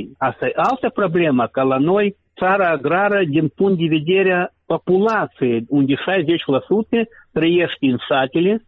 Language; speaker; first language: Romanian; non-native, local second language; Russian